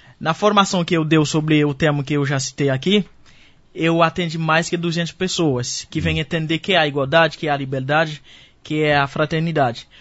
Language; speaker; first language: Portuguese; non-native, fluent; Haitian Creole